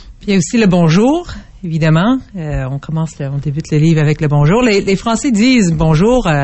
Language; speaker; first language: French; non-native, fluent; English